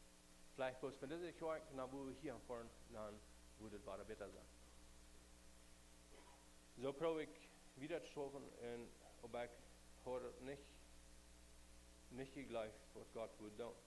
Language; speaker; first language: German; non-native, learner; Plautdietsch